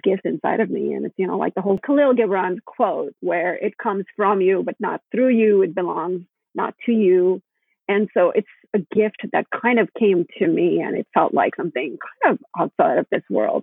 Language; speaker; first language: English; non-native, local second language; Gujarati